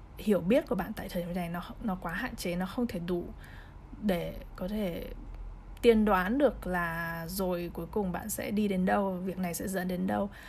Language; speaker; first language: Vietnamese; early bilingual, heritage; Vietnamese